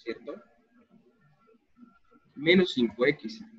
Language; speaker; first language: Spanish; native; Spanish